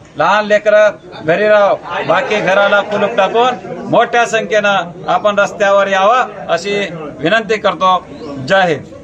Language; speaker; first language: Marathi; non-native, local second language; Lambadi